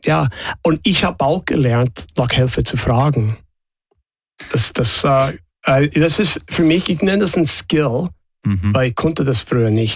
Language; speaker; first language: German; non-native, fluent; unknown